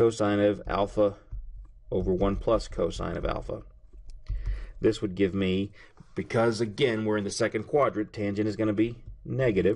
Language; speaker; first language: English; native; English